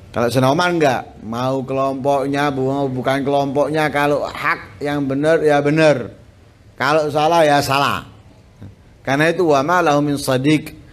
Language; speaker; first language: Indonesian; native; Indonesian